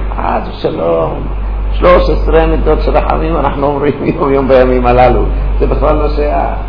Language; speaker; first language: Hebrew; early bilingual, other home language; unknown